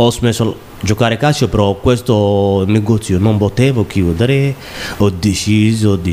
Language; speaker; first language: Italian; non-native, learner; Somali